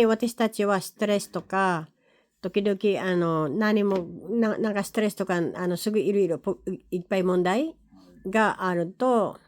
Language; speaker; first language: Japanese; non-native, learner; Filipino